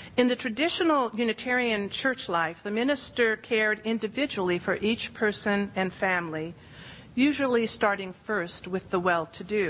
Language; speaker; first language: English; native; English